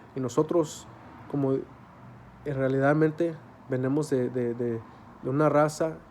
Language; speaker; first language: Spanish; early bilingual, other home language; English